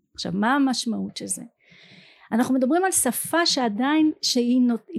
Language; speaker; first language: Hebrew; native; Hebrew